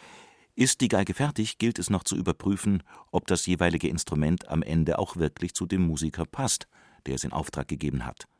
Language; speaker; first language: German; native; German